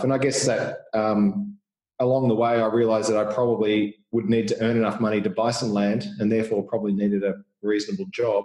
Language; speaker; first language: English; native; English